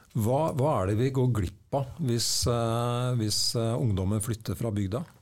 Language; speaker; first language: Norwegian; native; Norwegian